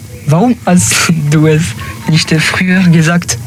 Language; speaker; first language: German; non-native, learner; French